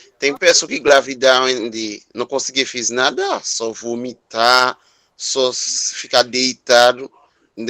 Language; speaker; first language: Portuguese; non-native, learner; Haitian Creole